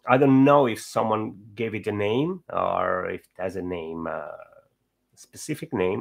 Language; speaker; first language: English; non-native, fluent; Italian